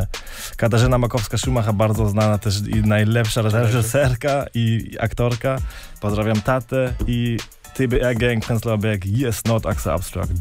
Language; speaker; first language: Polish; early bilingual, heritage; German